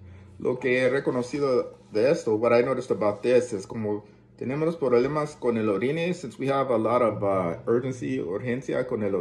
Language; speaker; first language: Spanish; early bilingual, heritage; Spanish